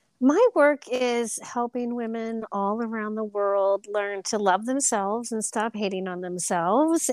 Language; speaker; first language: English; native; English